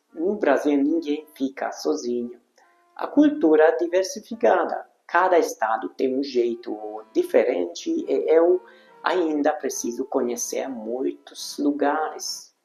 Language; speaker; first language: Portuguese; non-native, fluent; Hungarian